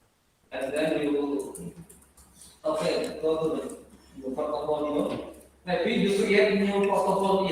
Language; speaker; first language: English; non-native, learner; Indonesian